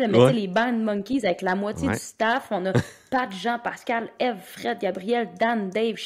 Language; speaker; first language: French; native; French